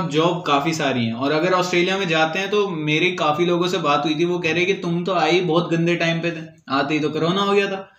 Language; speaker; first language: Hindi; native; Hindi